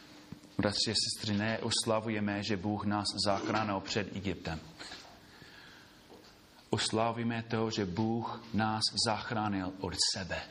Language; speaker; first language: Czech; non-native, fluent; English